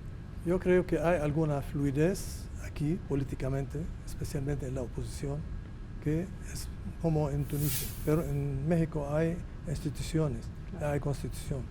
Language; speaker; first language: Spanish; non-native, fluent; Arabic